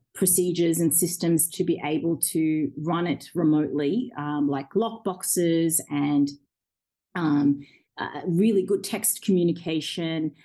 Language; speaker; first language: English; early bilingual, other home language; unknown